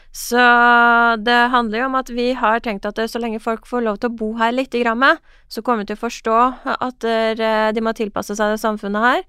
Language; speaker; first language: Norwegian; early bilingual, other home language; Persian